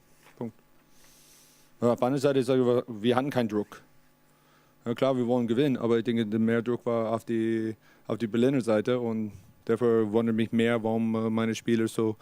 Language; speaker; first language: German; non-native, learner; English